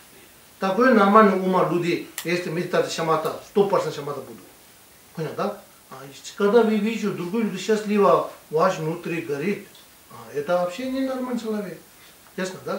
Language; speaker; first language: Russian; non-native, learner; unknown